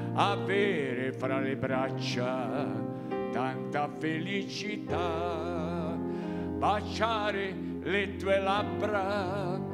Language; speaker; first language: Italian; native; Italian